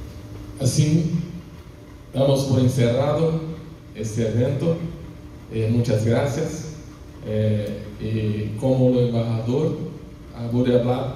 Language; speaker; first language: Spanish; non-native, learner; Portuguese